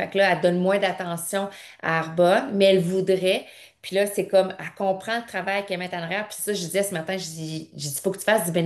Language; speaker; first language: French; native; French